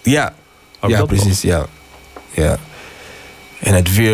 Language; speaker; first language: Dutch; non-native, learner; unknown